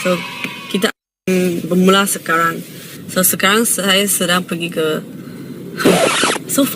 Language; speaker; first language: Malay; non-native, local second language; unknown